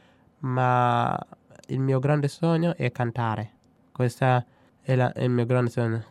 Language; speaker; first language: Italian; non-native, fluent; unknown